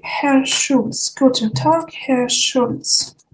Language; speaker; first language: German; non-native, fluent; Ukrainian